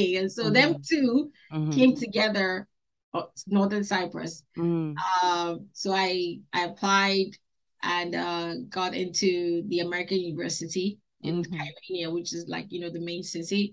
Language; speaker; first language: English; non-native, local second language; Igbo